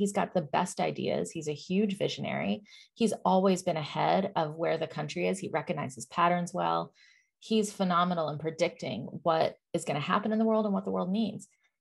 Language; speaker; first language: English; native; English